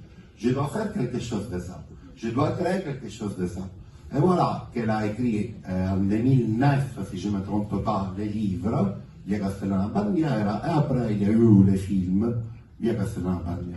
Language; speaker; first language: French; non-native, fluent; Italian